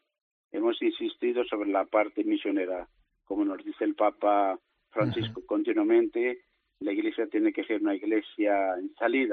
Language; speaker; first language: Spanish; native; Spanish